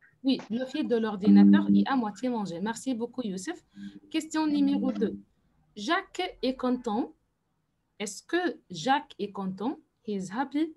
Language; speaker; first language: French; non-native, fluent; Arabic